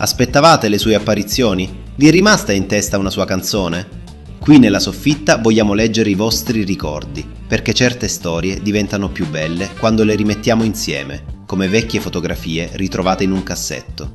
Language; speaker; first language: Italian; native; Italian